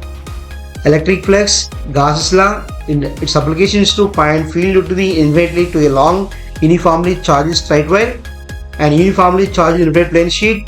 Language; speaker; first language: English; non-native, local second language; Telugu